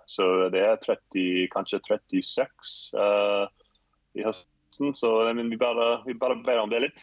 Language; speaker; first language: Norwegian; non-native, fluent; English